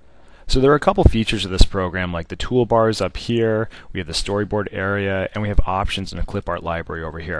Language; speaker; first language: English; native; English